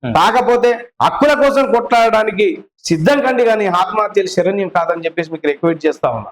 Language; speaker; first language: Telugu; native; Telugu